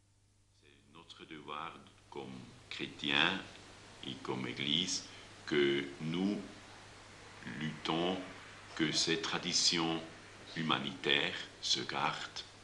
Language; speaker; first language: French; non-native, fluent; German